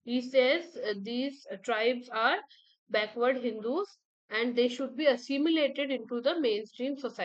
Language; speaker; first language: English; non-native, local second language; Hindi